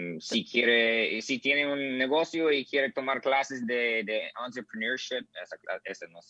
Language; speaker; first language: Spanish; non-native, learner; English